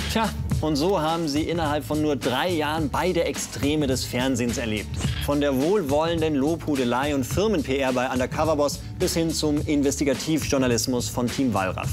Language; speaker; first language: German; native; German